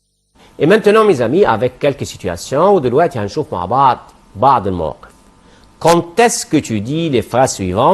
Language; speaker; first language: French; non-native, fluent; Arabic